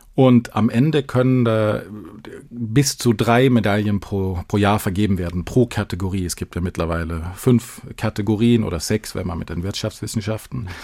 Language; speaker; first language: German; non-native, fluent; Swedish